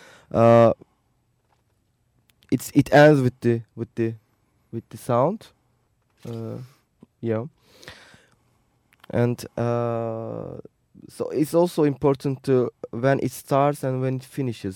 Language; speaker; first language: English; non-native, fluent; Turkish